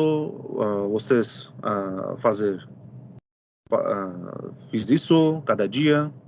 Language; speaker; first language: Portuguese; non-native, fluent; Russian